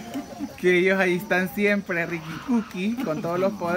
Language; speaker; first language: Spanish; native; Spanish